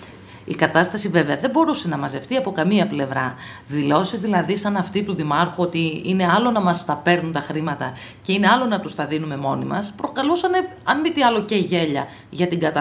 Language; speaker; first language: Greek; native; Greek